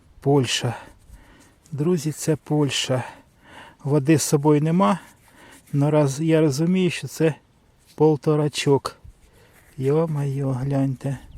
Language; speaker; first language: Ukrainian; native; Ukrainian